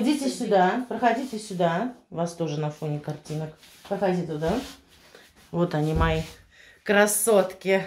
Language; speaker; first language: Russian; native; Russian